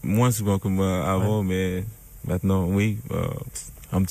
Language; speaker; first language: French; non-native, learner; English